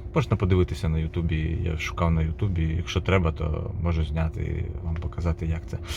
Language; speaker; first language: Ukrainian; non-native, local second language; Russian